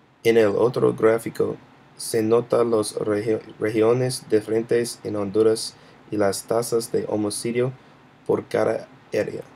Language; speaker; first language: Spanish; non-native, learner; English